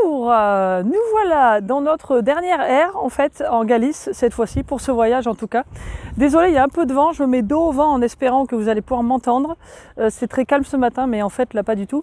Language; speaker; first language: French; native; French